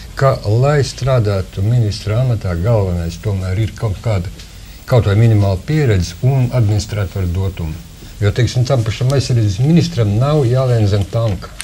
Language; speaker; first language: Latvian; native; Latvian